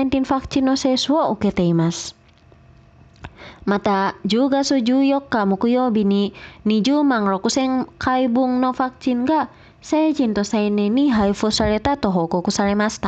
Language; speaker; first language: Japanese; non-native, fluent; Indonesian